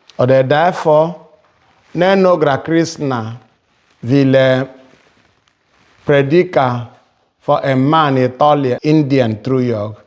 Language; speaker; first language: Swedish; non-native, fluent; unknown